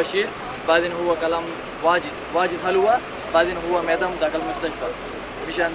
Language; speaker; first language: Arabic; non-native, learner; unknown